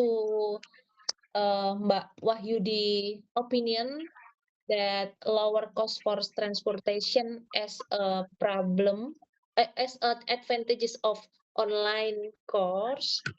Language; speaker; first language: English; non-native, learner; Indonesian